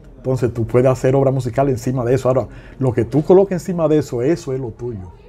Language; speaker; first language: Spanish; native; Spanish